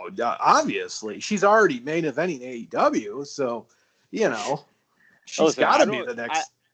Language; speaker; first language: English; native; English